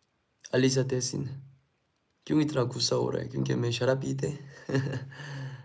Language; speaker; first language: Hindi; non-native, learner; Korean